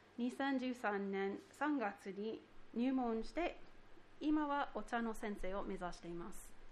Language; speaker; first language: Japanese; non-native, fluent; English